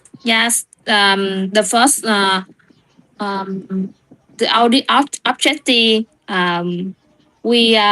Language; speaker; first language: English; non-native, learner; Vietnamese